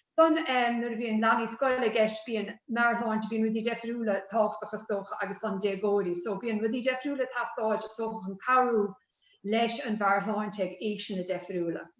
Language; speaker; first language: Irish; native; Irish